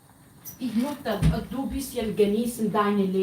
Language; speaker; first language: German; non-native, learner; Kurdish